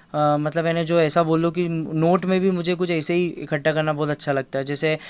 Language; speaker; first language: Hindi; native; Hindi